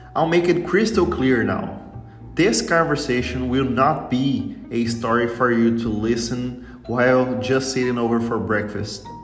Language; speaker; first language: English; non-native, fluent; Portuguese